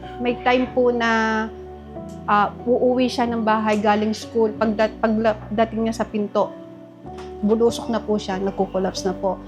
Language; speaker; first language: Filipino; native; Filipino